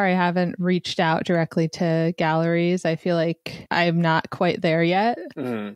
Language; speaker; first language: English; native; English